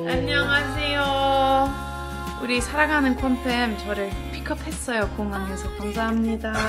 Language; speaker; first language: Korean; non-native, fluent; French